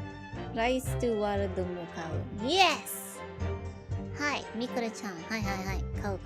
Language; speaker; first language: Japanese; non-native, learner; Filipino